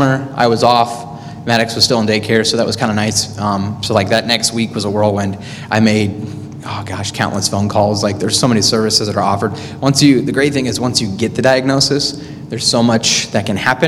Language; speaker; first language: English; native; English